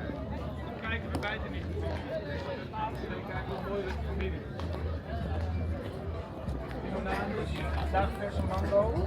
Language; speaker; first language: Dutch; non-native, learner; Persian